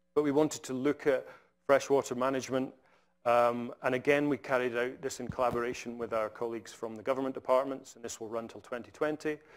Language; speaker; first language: English; native; English